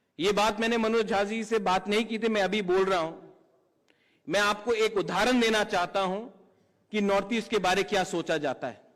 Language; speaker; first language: Hindi; non-native, local second language; Kok Borok